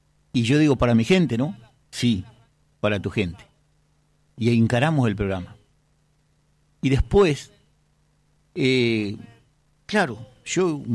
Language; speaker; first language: Spanish; native; Spanish